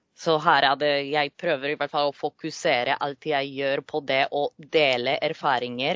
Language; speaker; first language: Norwegian; non-native, fluent; Polish